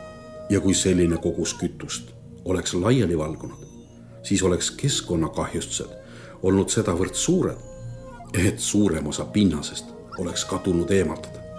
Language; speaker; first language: Estonian; native; Estonian